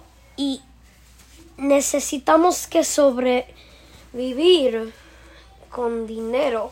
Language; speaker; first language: Spanish; early bilingual, heritage; Spanish